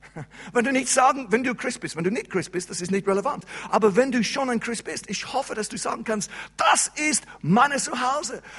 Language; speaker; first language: German; non-native, fluent; English